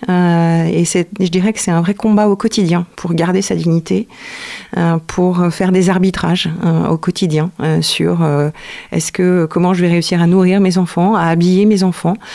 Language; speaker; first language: French; native; French